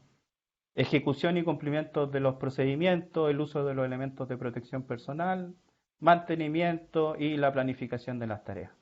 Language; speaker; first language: Spanish; native; Spanish